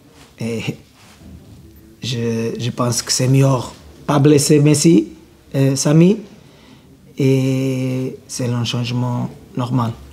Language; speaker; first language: French; non-native, learner; Portuguese